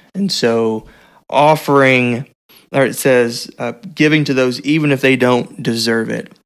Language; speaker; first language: English; native; English